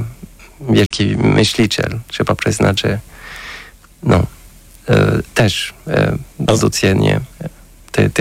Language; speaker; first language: Polish; non-native, fluent; French